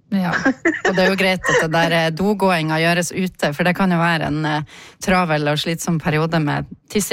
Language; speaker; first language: Norwegian; native; Norwegian